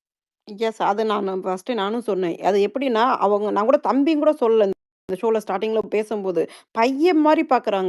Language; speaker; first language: Tamil; native; Tamil